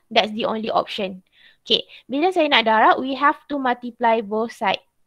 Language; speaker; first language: English; non-native, local second language; Malay